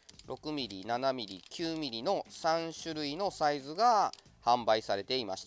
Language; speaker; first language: Japanese; native; Japanese